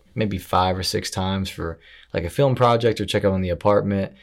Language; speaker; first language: English; native; English